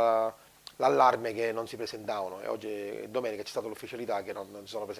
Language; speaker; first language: Italian; native; Italian